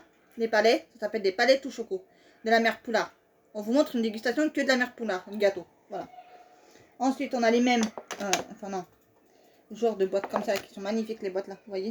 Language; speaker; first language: French; native; French